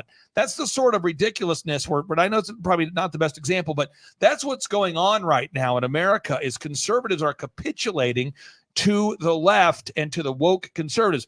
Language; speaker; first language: English; native; English